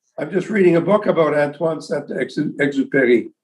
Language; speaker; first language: English; native; English